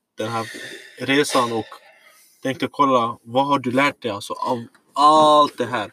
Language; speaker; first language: Swedish; early bilingual, other home language; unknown